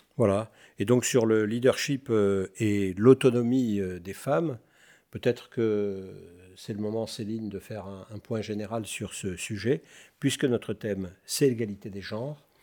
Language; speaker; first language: French; native; French